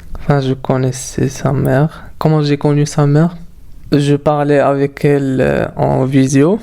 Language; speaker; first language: French; non-native, local second language; Arabic